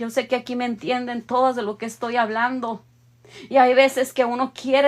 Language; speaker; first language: Spanish; native; Spanish